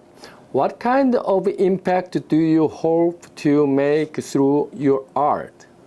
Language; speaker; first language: English; non-native, learner; Korean